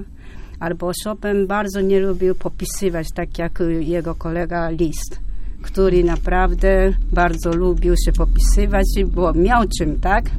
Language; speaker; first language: Polish; non-native, fluent; Japanese